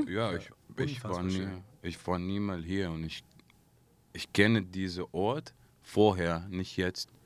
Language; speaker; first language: German; non-native, learner; Arabic